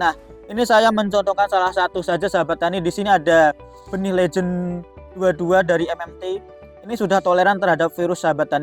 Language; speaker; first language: Indonesian; native; Indonesian